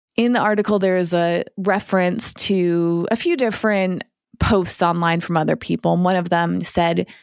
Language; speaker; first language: English; native; English